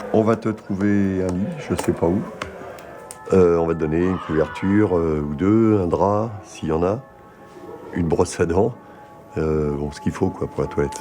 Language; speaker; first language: French; native; French